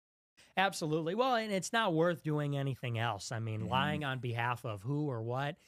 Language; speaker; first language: English; native; English